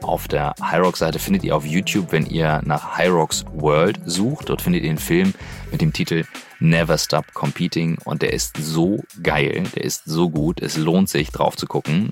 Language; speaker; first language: German; native; German